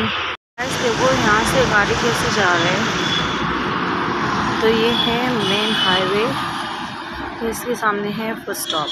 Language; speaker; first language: Hindi; non-native, local second language; Tibetan